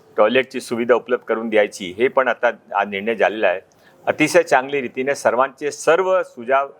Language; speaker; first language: Marathi; non-native, local second language; Hindi